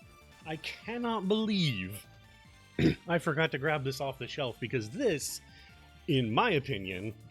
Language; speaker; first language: English; native; English